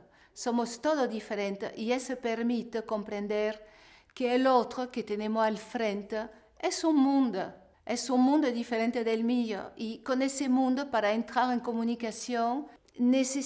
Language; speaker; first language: Spanish; non-native, fluent; French